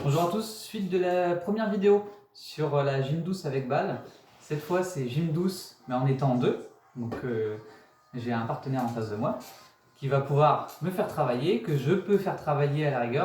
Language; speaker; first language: French; native; French